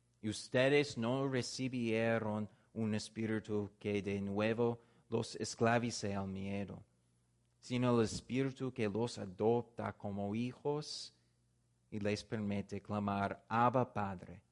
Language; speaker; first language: Spanish; non-native, fluent; English